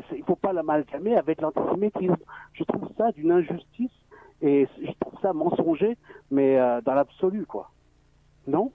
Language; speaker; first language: French; native; French